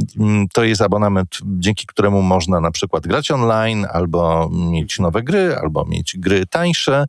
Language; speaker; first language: Polish; native; Polish